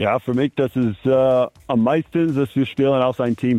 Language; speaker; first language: German; non-native, learner; English